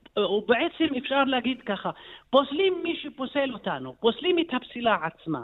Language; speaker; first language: Hebrew; non-native, local second language; Arabic